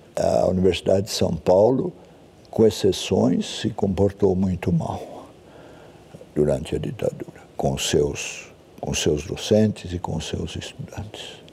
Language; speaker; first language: Portuguese; early bilingual, other home language; German